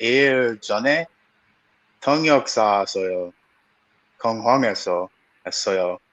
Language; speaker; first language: Korean; non-native, learner; English